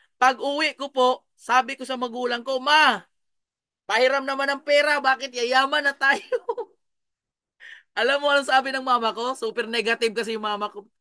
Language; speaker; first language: Filipino; non-native, local second language; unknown